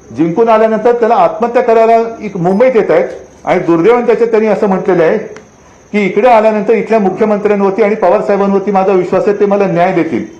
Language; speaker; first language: Marathi; native; Marathi